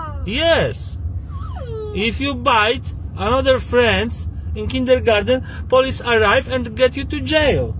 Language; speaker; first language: English; non-native, learner; Polish